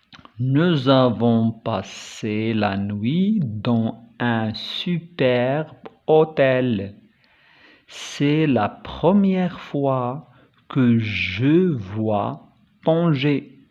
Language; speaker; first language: French; non-native, local second language; Arabic